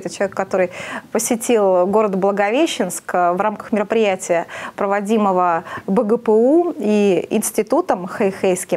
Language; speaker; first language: Russian; native; Russian